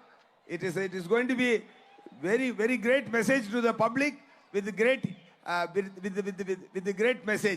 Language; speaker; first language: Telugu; non-native, learner; Tamil